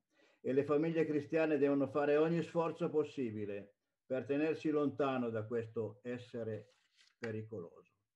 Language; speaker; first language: Italian; native; Italian